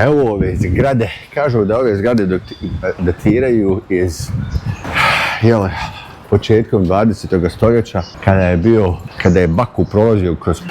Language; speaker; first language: Bosnian; native; Bosnian